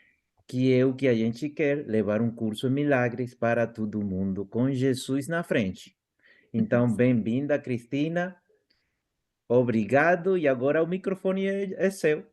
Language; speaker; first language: Portuguese; non-native, fluent; Spanish